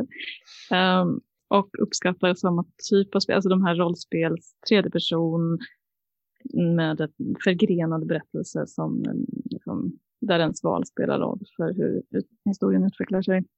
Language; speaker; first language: Swedish; native; Swedish